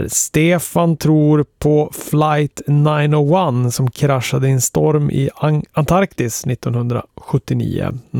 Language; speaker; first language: Swedish; native; Swedish